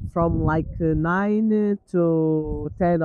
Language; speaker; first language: English; non-native, learner; Portuguese